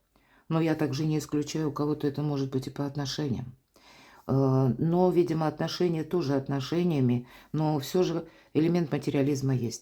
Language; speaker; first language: Russian; native; Russian